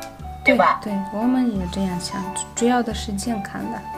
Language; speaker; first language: Chinese; non-native, fluent; Russian